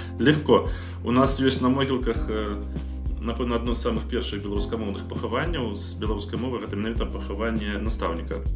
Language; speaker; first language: Belarusian; non-native, local second language; Russian